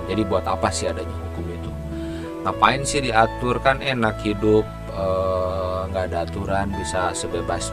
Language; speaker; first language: Indonesian; native; Indonesian